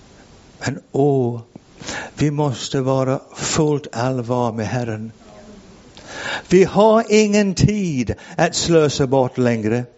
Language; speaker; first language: Swedish; non-native, fluent; English